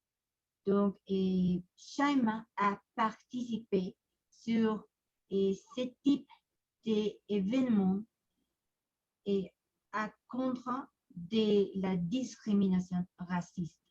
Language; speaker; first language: French; non-native, learner; Spanish